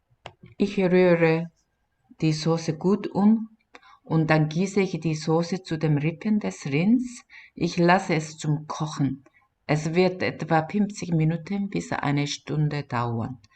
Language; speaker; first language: German; non-native, learner; Korean